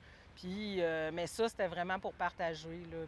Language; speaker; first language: French; native; French